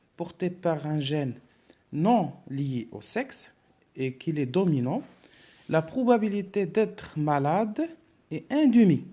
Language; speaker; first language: French; non-native, local second language; Arabic